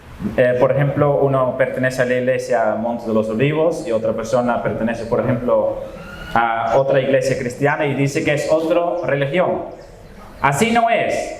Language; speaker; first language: Spanish; non-native, fluent; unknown